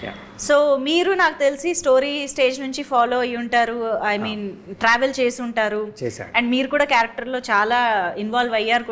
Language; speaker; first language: Telugu; native; Telugu